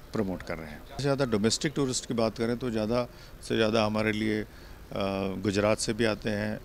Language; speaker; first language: Hindi; native; Hindi